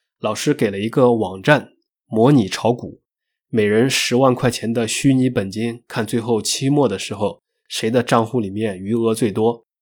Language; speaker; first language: Chinese; native; Chinese